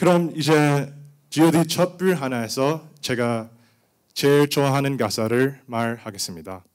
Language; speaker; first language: Korean; non-native, learner; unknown